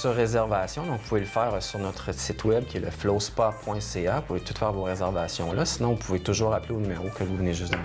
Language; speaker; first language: French; native; French